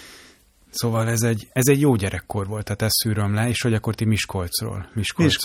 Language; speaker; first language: Hungarian; native; Hungarian